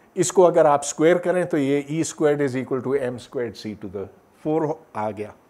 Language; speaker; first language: Urdu; native; Urdu